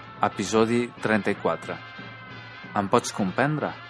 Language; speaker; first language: Catalan; non-native, learner; Spanish